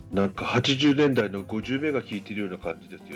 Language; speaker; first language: Japanese; native; Japanese